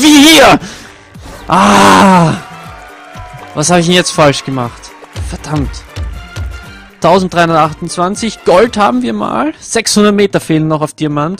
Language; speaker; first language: German; native; German